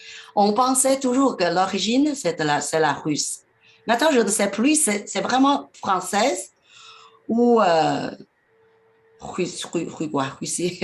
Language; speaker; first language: French; non-native, fluent; Chinese